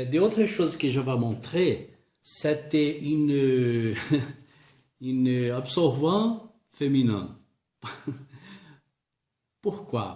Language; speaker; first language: French; non-native, learner; Portuguese